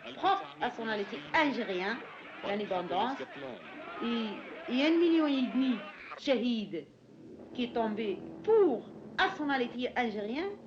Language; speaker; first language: French; non-native, local second language; Arabic